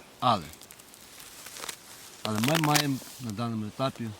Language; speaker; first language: Ukrainian; native; Ukrainian